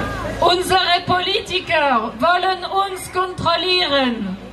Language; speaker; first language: German; non-native, fluent; French